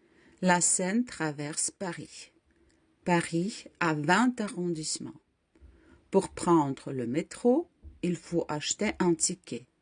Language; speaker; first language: French; non-native, fluent; Ukrainian